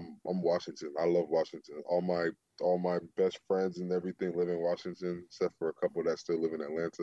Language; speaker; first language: English; native; English